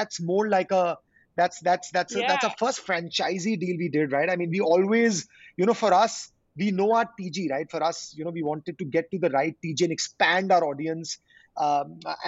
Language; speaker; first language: English; non-native, local second language; Hindi